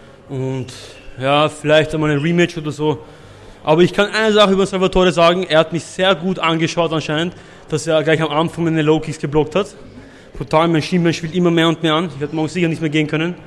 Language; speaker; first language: German; native; German